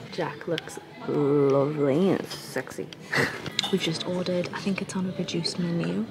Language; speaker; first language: English; native; English